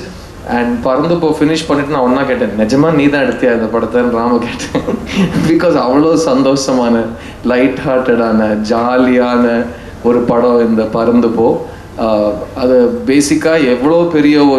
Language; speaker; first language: Tamil; native; Tamil